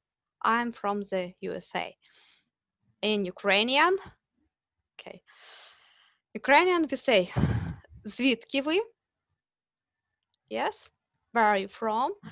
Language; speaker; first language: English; non-native, fluent; Ukrainian